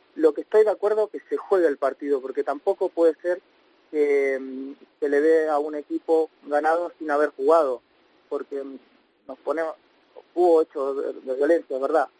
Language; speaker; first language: Spanish; native; Spanish